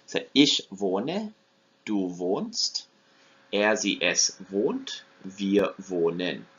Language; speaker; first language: German; non-native, fluent; English